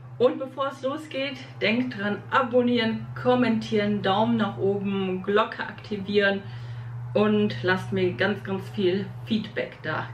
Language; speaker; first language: German; early bilingual, other home language; Polish